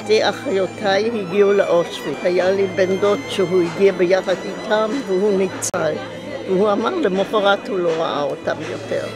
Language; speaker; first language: Hebrew; non-native, fluent; German